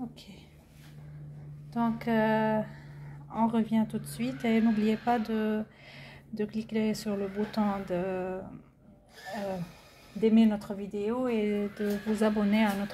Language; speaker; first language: French; non-native, local second language; Arabic